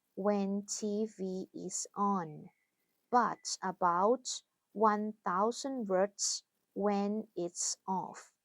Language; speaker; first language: English; non-native, fluent; Thai